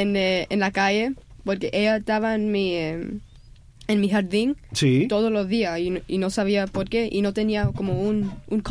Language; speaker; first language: Spanish; early bilingual, heritage; Spanish